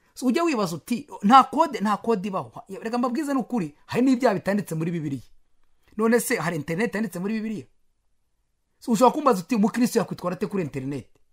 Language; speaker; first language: Kinyarwanda; native; Kinyarwanda